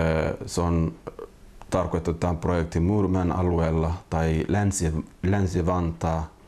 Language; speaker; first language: Finnish; non-native, fluent; Somali